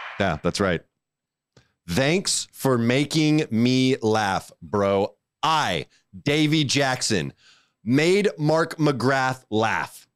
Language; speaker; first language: English; native; English